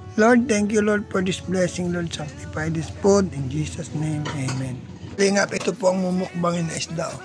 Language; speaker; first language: Filipino; native; Filipino